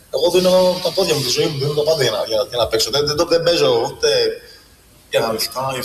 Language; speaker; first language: Greek; early bilingual, other home language; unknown